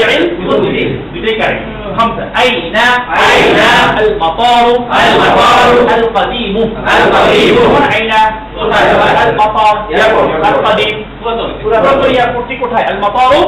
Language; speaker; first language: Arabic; non-native, fluent; Bangla